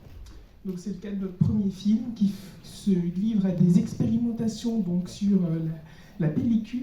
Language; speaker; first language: French; native; French